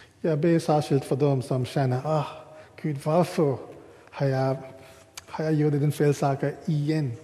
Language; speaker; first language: Swedish; non-native, fluent; English